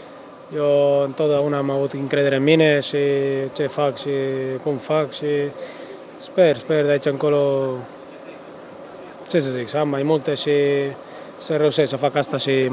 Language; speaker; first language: Romanian; non-native, fluent; Spanish